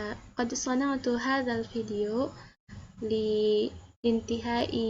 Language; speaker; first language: Arabic; non-native, learner; Indonesian